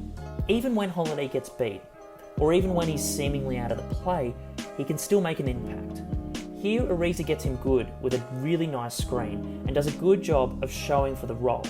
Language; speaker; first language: English; native; English